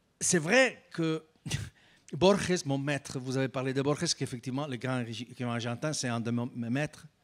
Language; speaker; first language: French; non-native, fluent; Spanish